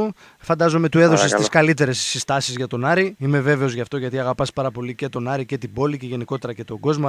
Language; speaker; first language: Greek; native; Greek